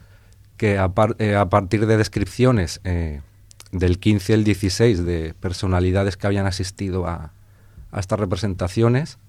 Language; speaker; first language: Spanish; native; Spanish